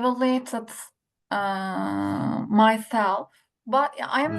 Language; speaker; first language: English; non-native, learner; Turkish